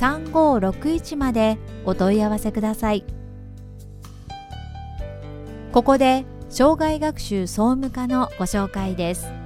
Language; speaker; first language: Japanese; native; Japanese